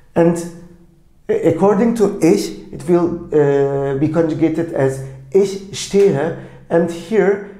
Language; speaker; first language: English; non-native, fluent; Turkish